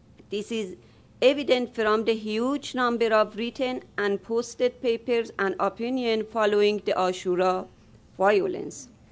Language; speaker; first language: English; non-native, fluent; Persian